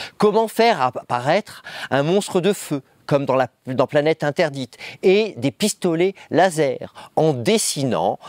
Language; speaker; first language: French; native; French